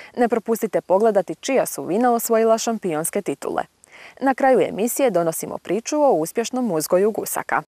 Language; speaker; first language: Croatian; native; Croatian